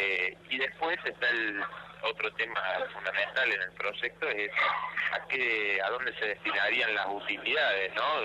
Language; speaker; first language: Spanish; native; Spanish